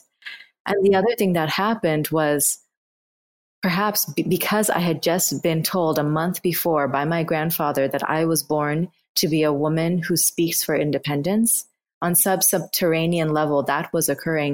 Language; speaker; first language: English; non-native, local second language; Bangla